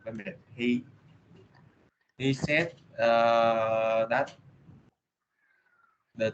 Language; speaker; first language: English; non-native, learner; Vietnamese